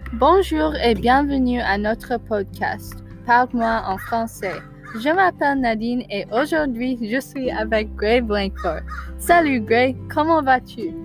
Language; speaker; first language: French; non-native, learner; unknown